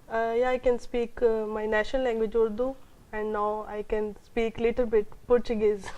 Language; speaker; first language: English; non-native, local second language; Urdu